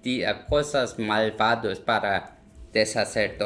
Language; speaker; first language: Spanish; non-native, learner; Korean